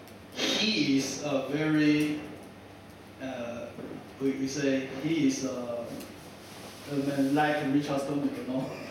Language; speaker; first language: English; non-native, fluent; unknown